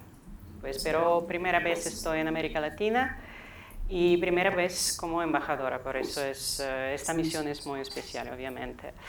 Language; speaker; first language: Spanish; non-native, fluent; Ukrainian